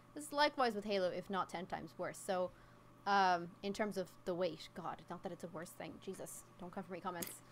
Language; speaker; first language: English; native; English